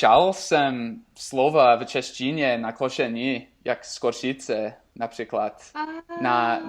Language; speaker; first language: Czech; non-native, learner; English